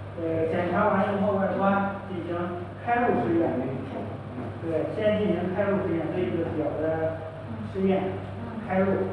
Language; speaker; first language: Chinese; native; Chinese